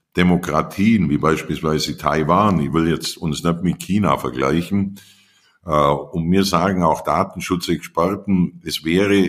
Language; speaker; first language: German; native; German